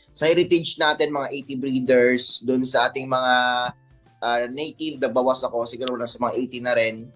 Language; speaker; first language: Filipino; non-native, local second language; Cebuano